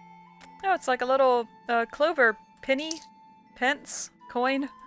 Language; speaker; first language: English; native; English